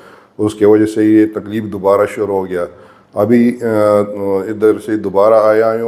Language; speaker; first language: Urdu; non-native, local second language; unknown